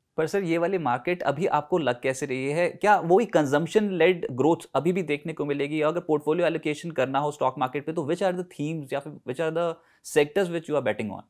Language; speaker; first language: Hindi; native; Hindi